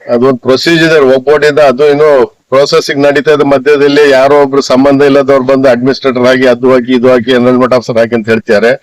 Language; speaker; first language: Kannada; non-native, local second language; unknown